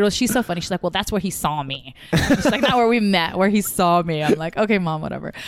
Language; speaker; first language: English; early bilingual, other home language; Tigrinya